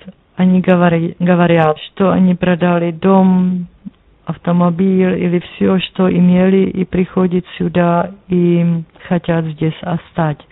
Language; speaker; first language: Russian; non-native, learner; Czech